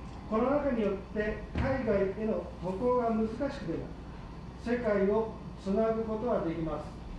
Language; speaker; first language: Japanese; native; Japanese